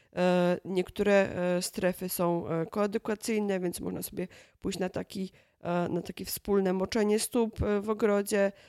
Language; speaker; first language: Polish; native; Polish